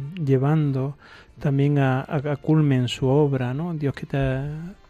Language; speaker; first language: Spanish; native; Spanish